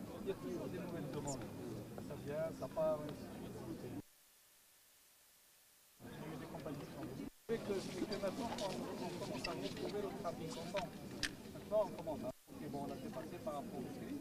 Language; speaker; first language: French; non-native, local second language; Arabic